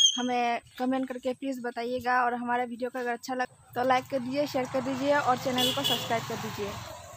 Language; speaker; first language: Hindi; non-native, local second language; Bodo